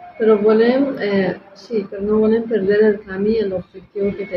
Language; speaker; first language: Catalan; non-native, local second language; Spanish